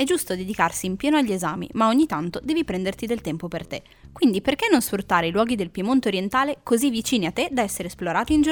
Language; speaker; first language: Italian; native; Italian